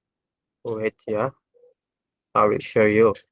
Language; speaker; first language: English; non-native, fluent; Indonesian